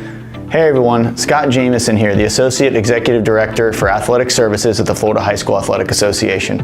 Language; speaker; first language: English; native; English